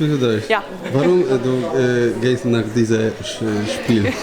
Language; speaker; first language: German; non-native, learner; Polish